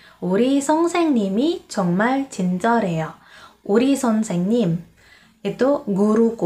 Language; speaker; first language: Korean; non-native, fluent; Indonesian